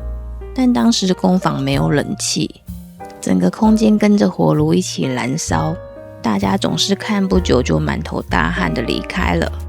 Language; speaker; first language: Chinese; native; Chinese